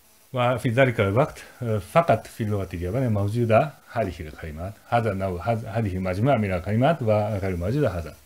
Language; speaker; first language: Arabic; non-native, fluent; Japanese